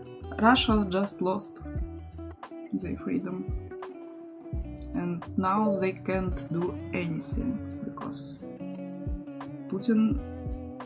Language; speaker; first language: English; non-native, learner; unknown